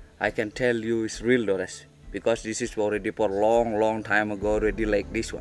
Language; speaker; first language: English; non-native, learner; Indonesian